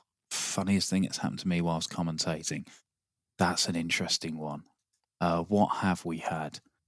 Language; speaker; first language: English; native; English